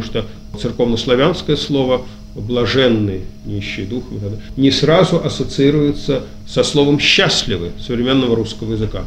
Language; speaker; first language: Russian; native; Russian